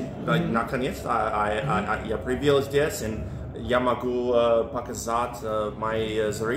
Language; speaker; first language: Russian; non-native, learner; English